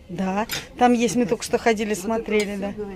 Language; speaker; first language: Russian; native; Russian